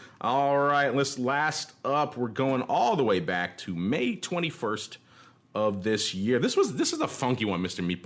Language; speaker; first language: English; native; English